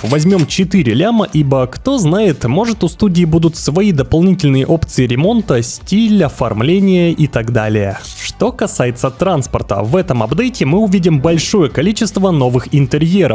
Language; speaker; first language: Russian; native; Russian